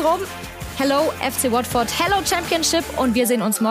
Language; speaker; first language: German; native; German